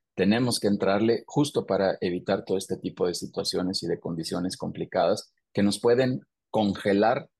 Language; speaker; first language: Spanish; native; Spanish